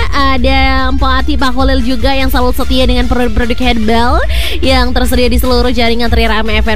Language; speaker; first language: Indonesian; native; Indonesian